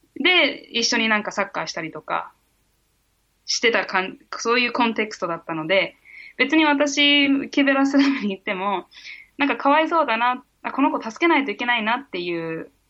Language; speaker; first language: Japanese; early bilingual, heritage; Japanese